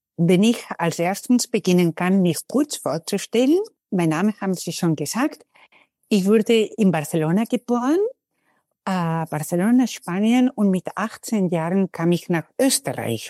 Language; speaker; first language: German; non-native, fluent; Spanish